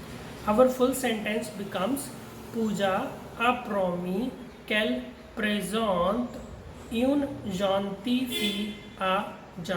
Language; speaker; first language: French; non-native, learner; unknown